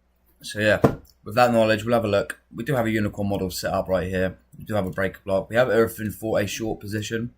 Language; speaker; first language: English; native; English